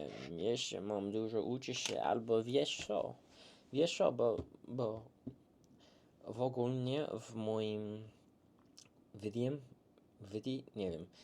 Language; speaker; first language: Polish; early bilingual, heritage; English